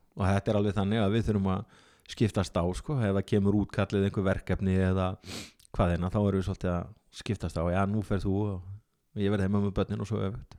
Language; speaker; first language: Icelandic; native; Icelandic